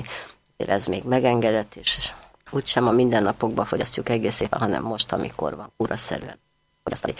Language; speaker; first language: Hungarian; native; Hungarian